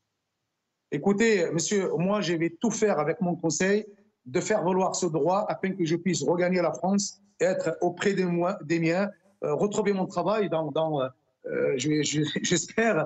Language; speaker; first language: French; non-native, local second language; Arabic